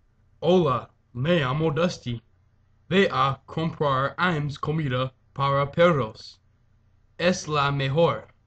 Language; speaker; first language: Spanish; non-native, learner; English